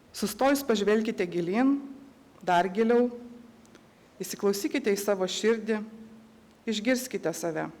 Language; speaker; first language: Lithuanian; native; Lithuanian